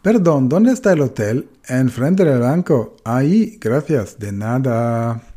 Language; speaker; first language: Spanish; non-native, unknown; German